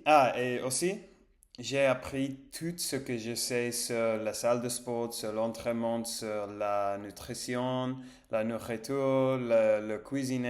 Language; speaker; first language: French; non-native, learner; English